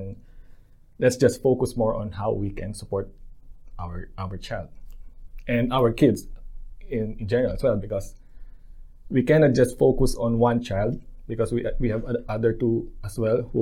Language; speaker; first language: English; non-native, local second language; Filipino